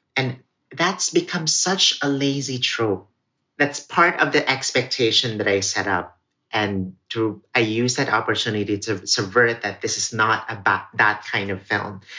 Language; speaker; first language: English; non-native, local second language; Cebuano